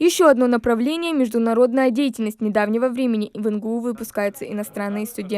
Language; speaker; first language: Russian; native; Russian